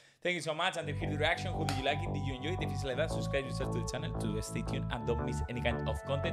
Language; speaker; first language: English; non-native, fluent; Spanish